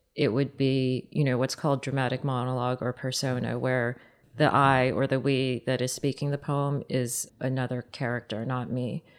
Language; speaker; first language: English; native; English